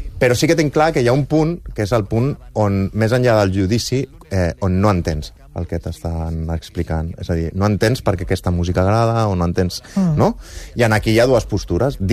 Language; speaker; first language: Catalan; native; Catalan